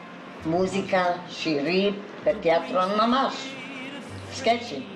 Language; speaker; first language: Hebrew; non-native, fluent; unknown